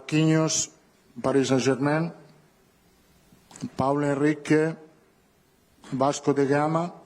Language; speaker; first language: Portuguese; non-native, learner; Italian